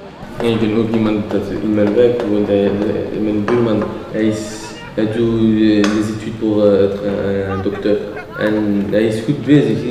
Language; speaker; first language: Dutch; non-native, local second language; French